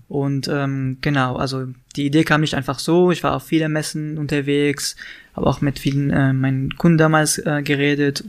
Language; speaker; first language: German; non-native, fluent; Arabic